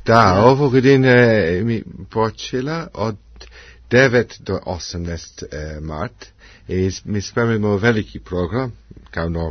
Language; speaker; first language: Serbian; non-native, learner; English